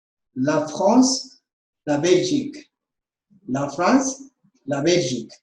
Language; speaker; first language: French; non-native, fluent; Amharic